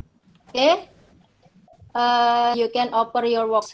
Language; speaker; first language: English; non-native, fluent; Indonesian